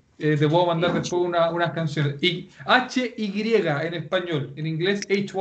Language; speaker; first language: Spanish; native; Spanish